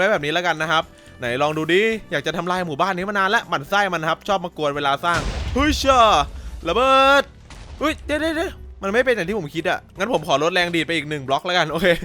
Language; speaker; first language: Thai; native; Thai